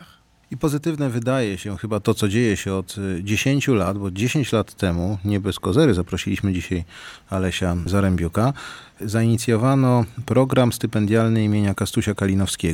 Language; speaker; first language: Polish; native; Polish